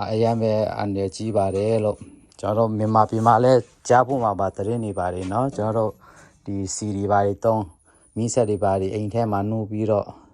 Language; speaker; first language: Burmese; non-native, local second language; Tedim Chin